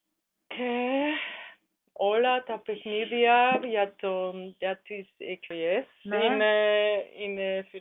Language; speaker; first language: Greek; non-native, learner; German